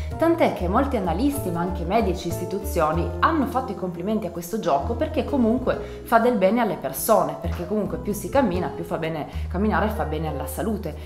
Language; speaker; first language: Italian; non-native, fluent; Serbian